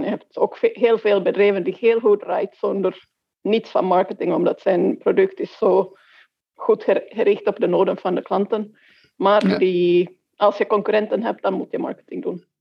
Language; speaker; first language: Dutch; non-native, fluent; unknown